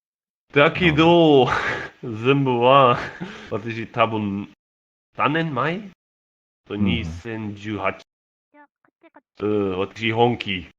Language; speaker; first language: Japanese; non-native, learner; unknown